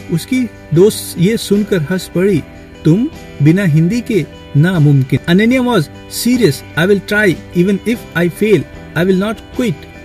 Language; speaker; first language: Hindi; native; Hindi